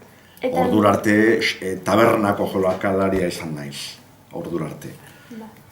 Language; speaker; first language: Basque; non-native, local second language; Spanish